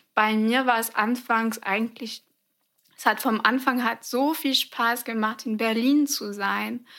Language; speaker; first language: German; non-native, fluent; French